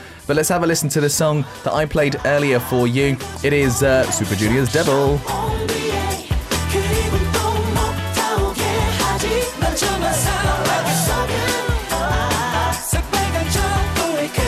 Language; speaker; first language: English; native; English